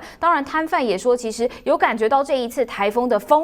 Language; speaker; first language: Chinese; native; Chinese